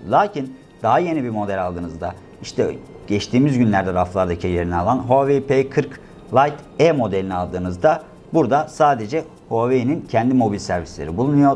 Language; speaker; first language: Turkish; native; Turkish